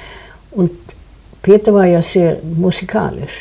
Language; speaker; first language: German; non-native, fluent; Swedish